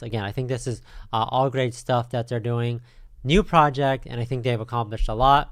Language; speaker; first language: English; native; English